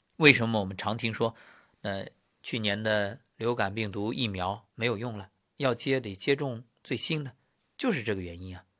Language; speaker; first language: Chinese; native; Chinese